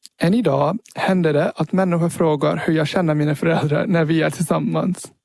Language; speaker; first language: Swedish; early bilingual, heritage; Swedish